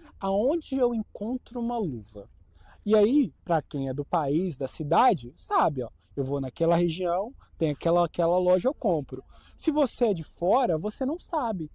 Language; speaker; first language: Portuguese; native; Portuguese